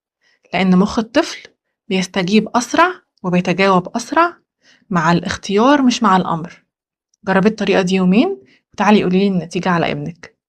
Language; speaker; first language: Arabic; native; Arabic